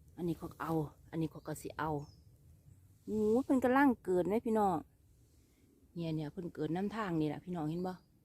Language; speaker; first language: Thai; native; Thai